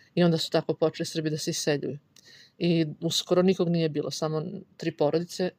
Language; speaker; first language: Serbian; native; Serbian